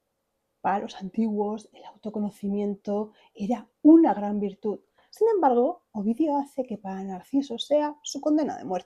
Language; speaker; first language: Spanish; native; Spanish